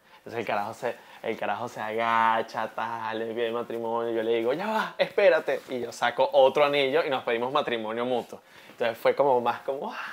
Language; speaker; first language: Spanish; native; Spanish